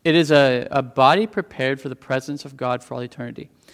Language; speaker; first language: English; native; English